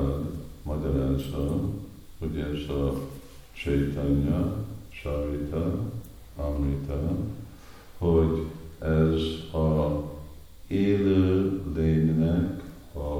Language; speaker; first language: Hungarian; native; Hungarian